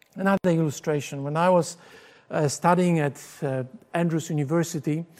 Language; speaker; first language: English; non-native, fluent; Polish